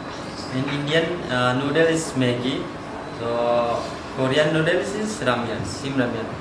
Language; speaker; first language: English; non-native, learner; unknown